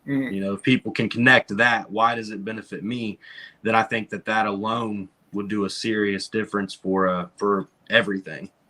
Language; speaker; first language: English; native; English